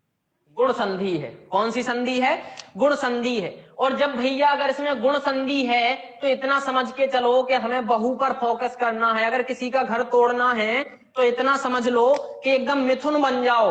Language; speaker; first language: Hindi; native; Hindi